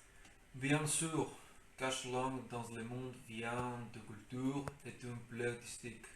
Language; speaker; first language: French; non-native, learner; Greek